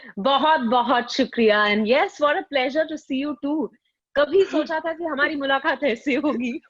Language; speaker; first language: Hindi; non-native, local second language; Tamil